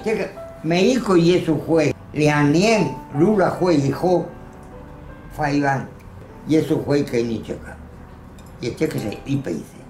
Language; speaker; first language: Chinese; non-native, fluent; Spanish